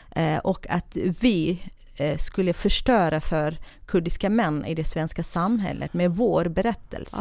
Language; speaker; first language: Swedish; non-native, fluent; Kurdish